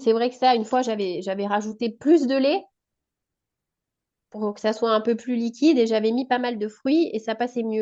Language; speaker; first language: French; native; French